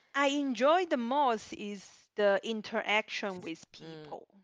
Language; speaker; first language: English; non-native, learner; Chinese